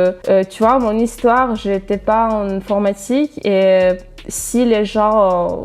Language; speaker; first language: French; non-native, fluent; Russian